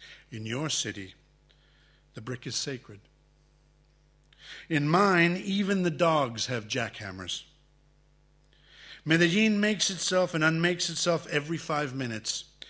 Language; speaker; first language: English; early bilingual, other home language; Spanish